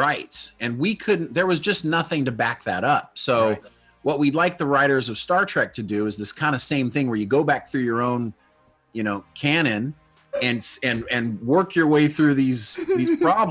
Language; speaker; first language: English; native; English